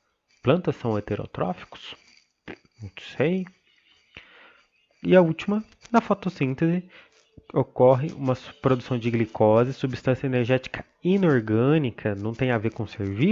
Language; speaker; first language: Portuguese; native; Portuguese